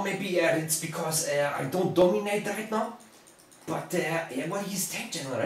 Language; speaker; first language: English; non-native, learner; German